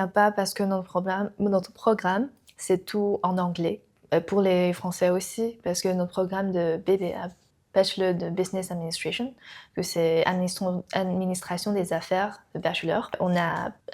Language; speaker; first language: French; non-native, learner; Chinese